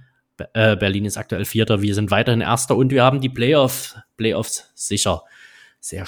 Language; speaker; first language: German; native; German